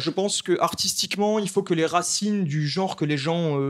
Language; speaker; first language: French; native; French